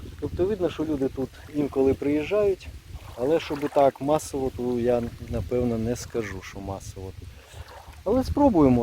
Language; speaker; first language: Ukrainian; native; Ukrainian